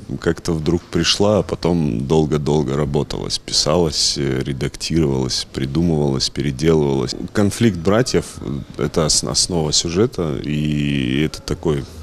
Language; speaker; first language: Russian; native; Russian